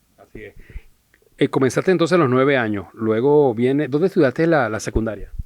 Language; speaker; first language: Spanish; native; Spanish